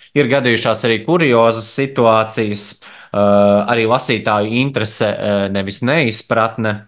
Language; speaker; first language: Latvian; native; Latvian